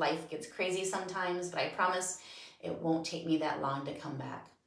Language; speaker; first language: English; native; English